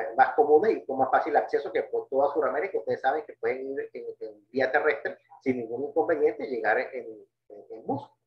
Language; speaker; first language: Spanish; native; Spanish